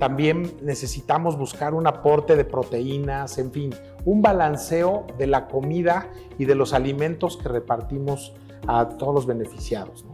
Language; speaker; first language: Spanish; native; Spanish